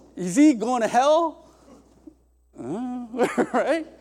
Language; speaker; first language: English; early bilingual, other home language; Korean